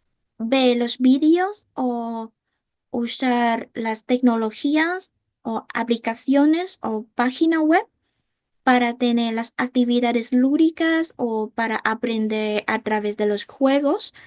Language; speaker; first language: Spanish; non-native, fluent; Vietnamese